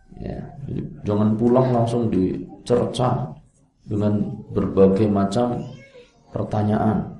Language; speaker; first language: Indonesian; non-native, local second language; Javanese